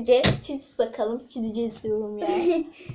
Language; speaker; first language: Turkish; native; Turkish